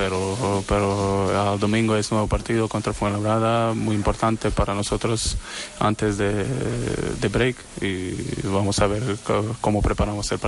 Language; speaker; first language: Spanish; non-native, learner; Slovenian